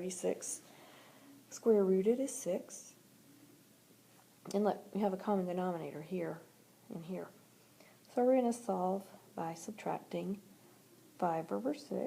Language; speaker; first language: English; native; English